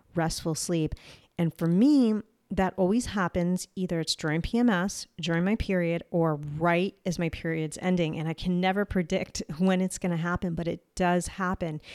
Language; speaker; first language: English; native; English